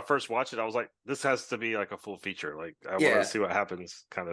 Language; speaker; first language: English; native; English